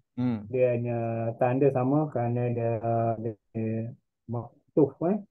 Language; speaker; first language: Malay; native; Malay